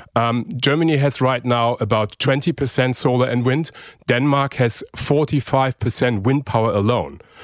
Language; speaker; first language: English; non-native, fluent; German